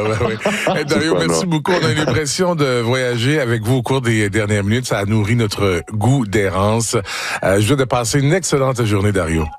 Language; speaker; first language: French; native; French